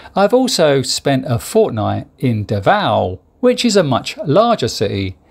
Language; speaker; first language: English; native; English